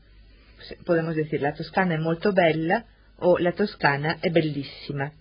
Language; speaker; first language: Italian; non-native, fluent; Spanish